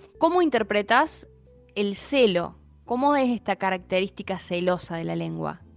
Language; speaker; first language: Spanish; native; Spanish